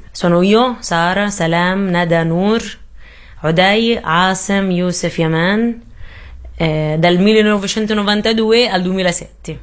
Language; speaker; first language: Italian; non-native, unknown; Arabic